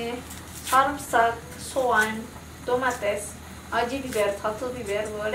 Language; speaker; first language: Turkish; non-native, learner; Indonesian